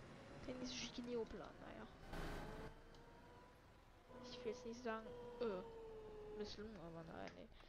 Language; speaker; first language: German; native; German